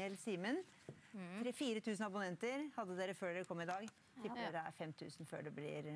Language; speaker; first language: Norwegian; native; Norwegian